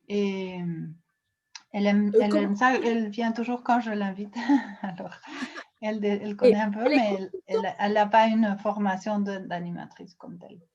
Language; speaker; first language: French; non-native, fluent; Spanish